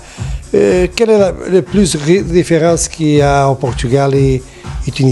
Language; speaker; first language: French; non-native, learner; Portuguese